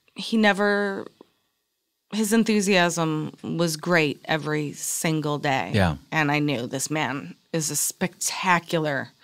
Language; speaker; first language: English; native; English